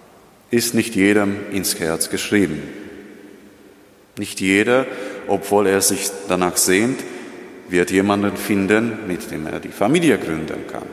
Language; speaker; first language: German; non-native, fluent; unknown